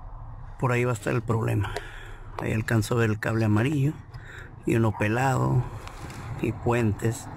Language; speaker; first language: Spanish; native; Spanish